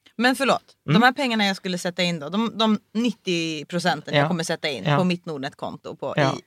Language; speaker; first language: Swedish; native; Swedish